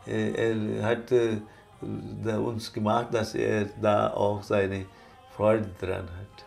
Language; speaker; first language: German; non-native, fluent; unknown